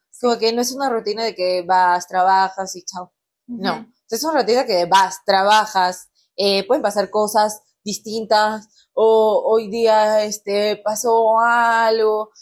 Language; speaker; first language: Spanish; native; Spanish